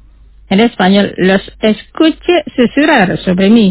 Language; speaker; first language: Spanish; non-native, fluent; Indonesian